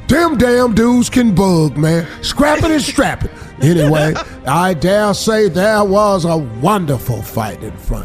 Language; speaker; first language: English; native; English